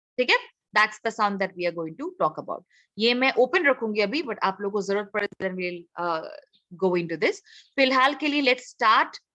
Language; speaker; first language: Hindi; non-native, local second language; Assamese